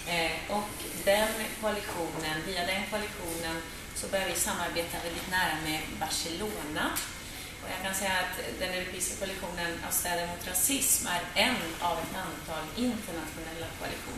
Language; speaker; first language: Swedish; native; Swedish